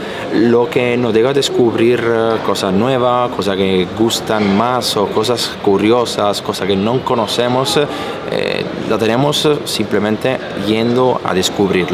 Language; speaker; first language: Spanish; non-native, fluent; Italian